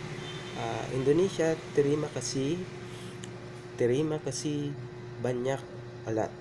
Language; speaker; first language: Indonesian; non-native, learner; Filipino